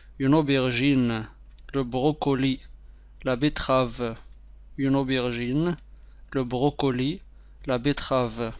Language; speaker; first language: French; non-native, fluent; Arabic